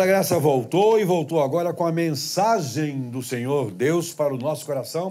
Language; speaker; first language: Portuguese; native; Portuguese